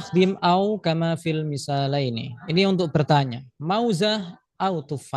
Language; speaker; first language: Indonesian; native; Indonesian